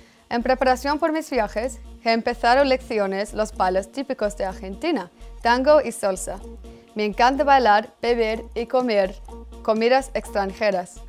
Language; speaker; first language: Spanish; non-native, fluent; English